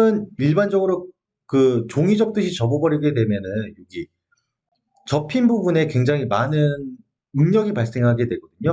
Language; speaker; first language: Korean; native; Korean